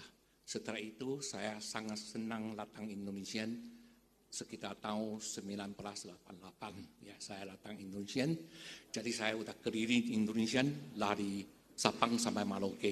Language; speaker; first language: Indonesian; non-native, fluent; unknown